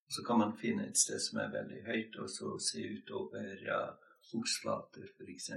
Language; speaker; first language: Norwegian; non-native, fluent; English